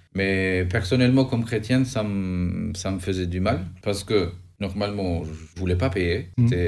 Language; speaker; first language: French; non-native, fluent; Albanian